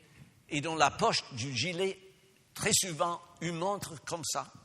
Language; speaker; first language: French; non-native, fluent; English